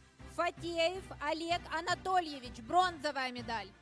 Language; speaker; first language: Russian; native; Russian